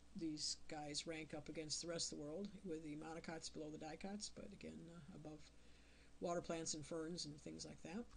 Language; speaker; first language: English; native; English